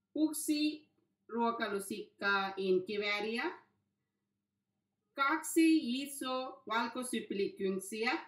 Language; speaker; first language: Finnish; non-native, learner; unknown